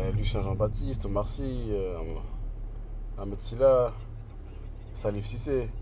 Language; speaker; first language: French; native; French